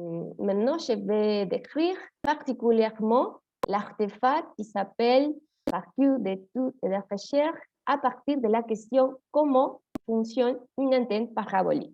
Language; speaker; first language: French; non-native, fluent; Spanish